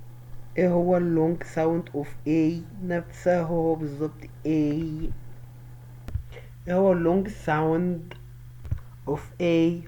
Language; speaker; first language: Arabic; native; Arabic